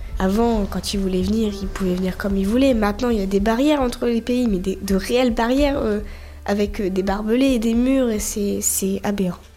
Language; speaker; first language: French; native; French